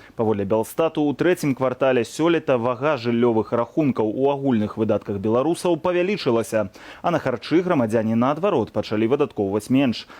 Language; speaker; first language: Belarusian; native; Belarusian